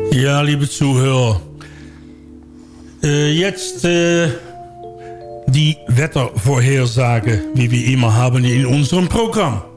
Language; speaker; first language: German; non-native, learner; Dutch